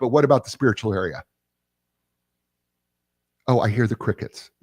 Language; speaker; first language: English; native; English